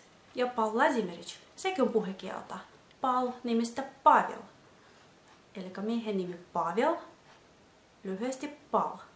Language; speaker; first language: Finnish; non-native, fluent; Russian